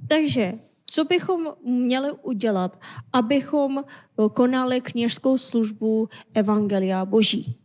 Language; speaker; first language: Czech; non-native, fluent; Korean